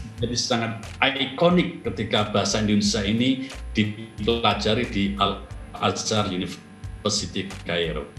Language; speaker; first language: Indonesian; native; Indonesian